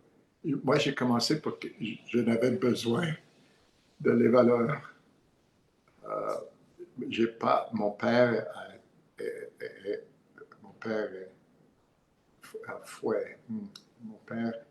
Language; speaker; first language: French; non-native, learner; English